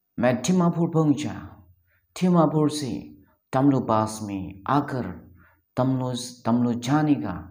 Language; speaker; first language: Hindi; non-native, local second language; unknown